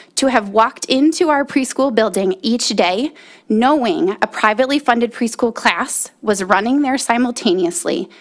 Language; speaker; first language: English; native; English